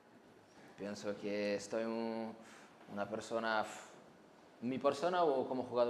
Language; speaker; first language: Spanish; non-native, learner; French